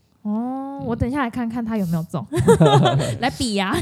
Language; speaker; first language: Chinese; native; Chinese